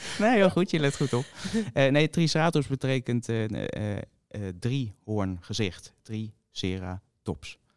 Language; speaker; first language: Dutch; native; Dutch